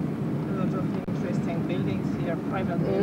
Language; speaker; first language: English; non-native, learner; Polish